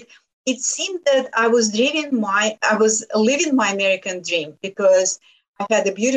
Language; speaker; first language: English; non-native, fluent; Lithuanian